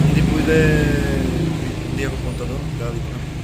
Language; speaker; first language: Filipino; non-native, learner; Punjabi